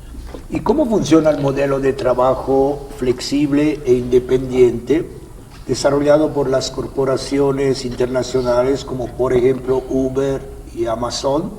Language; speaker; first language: Spanish; native; Spanish